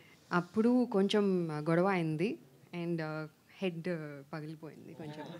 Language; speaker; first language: Telugu; non-native, fluent; Tamil